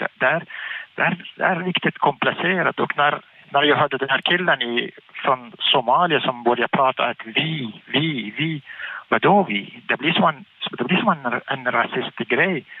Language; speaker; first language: Swedish; non-native, fluent; Arabic